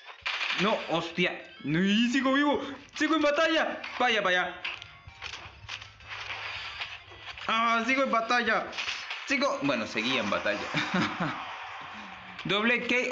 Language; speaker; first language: Spanish; native; Spanish